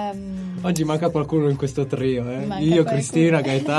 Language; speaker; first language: Italian; native; Italian